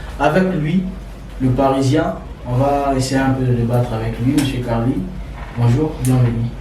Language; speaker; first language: French; non-native, local second language; Lingala